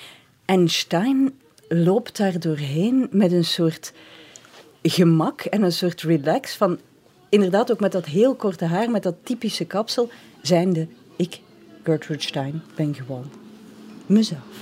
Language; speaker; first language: Dutch; native; Dutch